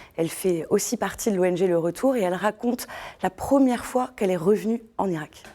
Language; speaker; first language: French; native; French